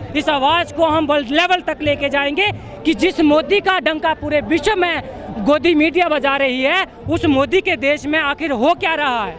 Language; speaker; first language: Hindi; native; Hindi